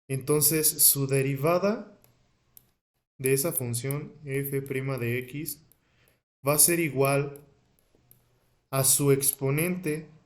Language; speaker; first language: Spanish; native; Spanish